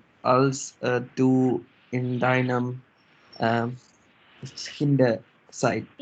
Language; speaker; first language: German; non-native, learner; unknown